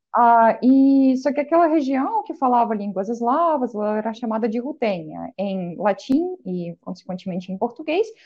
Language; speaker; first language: Portuguese; non-native, fluent; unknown